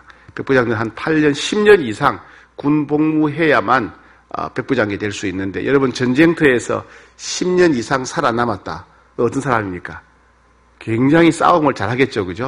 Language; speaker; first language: Korean; native; Korean